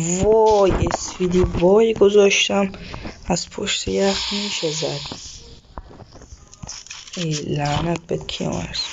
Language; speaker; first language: Persian; native; Persian